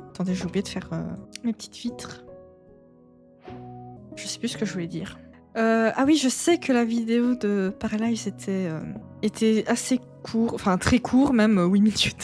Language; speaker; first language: French; native; French